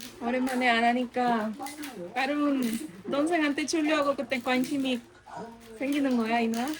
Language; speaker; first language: Korean; non-native, fluent; Spanish